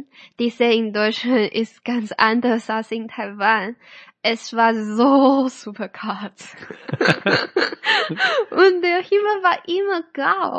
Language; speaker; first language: German; non-native, fluent; Chinese